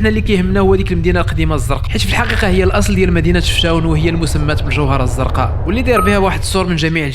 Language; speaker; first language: Arabic; native; Arabic